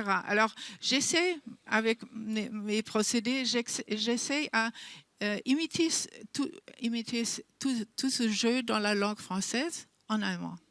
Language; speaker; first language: French; non-native, fluent; German